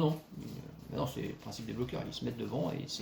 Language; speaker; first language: French; native; French